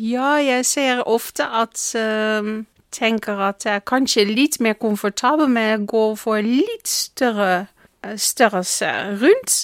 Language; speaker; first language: Norwegian; non-native, fluent; Dutch